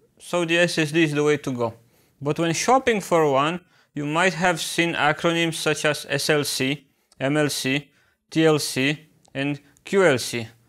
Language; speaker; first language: English; non-native, fluent; Romanian